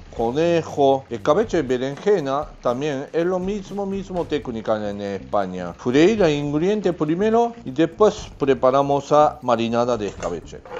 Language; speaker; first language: Spanish; non-native, learner; Japanese